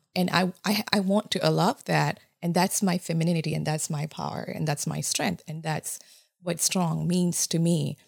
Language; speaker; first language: English; non-native, fluent; Japanese